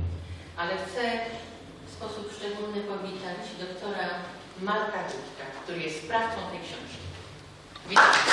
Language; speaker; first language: Polish; native; Polish